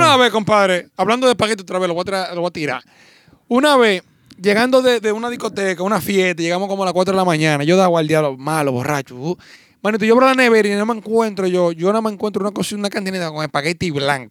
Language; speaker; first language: Spanish; native; Spanish